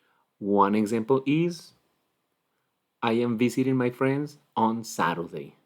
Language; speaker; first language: English; non-native, fluent; Spanish